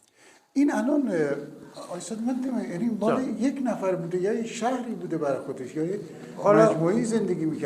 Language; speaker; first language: Persian; native; Persian